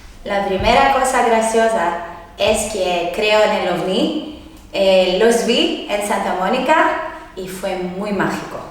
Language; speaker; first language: Spanish; non-native, learner; French